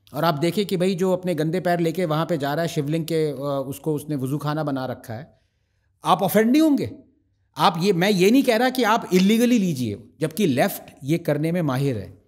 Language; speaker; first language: Hindi; non-native, local second language; Tamil